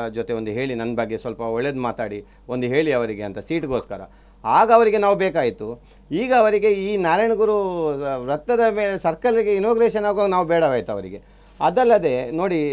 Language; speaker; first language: Kannada; non-native, local second language; Tulu